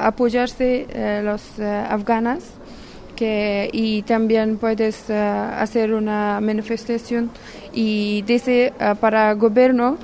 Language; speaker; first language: Spanish; non-native, learner; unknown